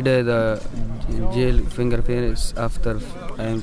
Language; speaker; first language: English; non-native, learner; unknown